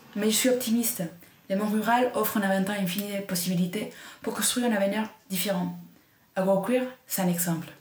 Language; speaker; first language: French; non-native, fluent; Spanish